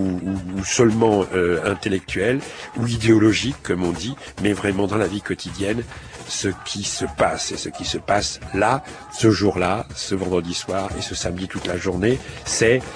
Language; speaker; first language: French; native; French